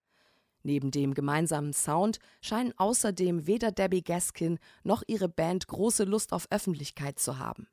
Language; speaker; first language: German; native; German